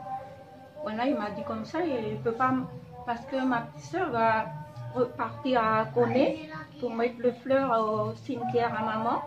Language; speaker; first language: French; non-native, local second language; Javanese